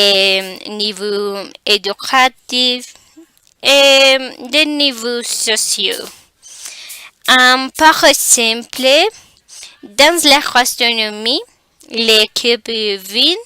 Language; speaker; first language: French; non-native, learner; Spanish